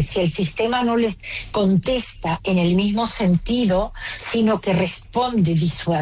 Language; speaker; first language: Spanish; native; Spanish